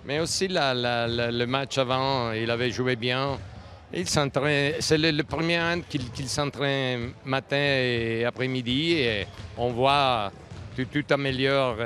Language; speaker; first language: French; non-native, local second language; Italian